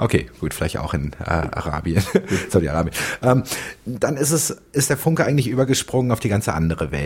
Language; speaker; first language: German; native; German